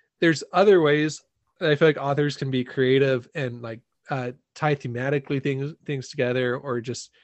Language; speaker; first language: English; native; English